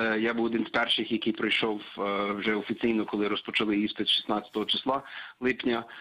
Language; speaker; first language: Ukrainian; non-native, fluent; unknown